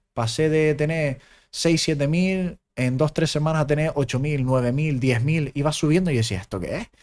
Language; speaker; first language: Spanish; early bilingual, other home language; German